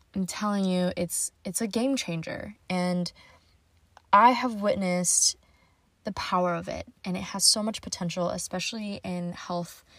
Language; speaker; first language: English; native; English